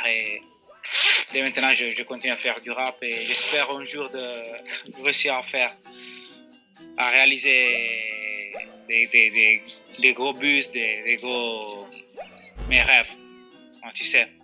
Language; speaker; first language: French; non-native, fluent; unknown